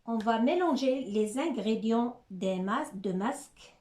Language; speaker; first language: French; non-native, local second language; Arabic